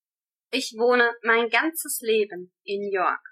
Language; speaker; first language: German; non-native, learner; English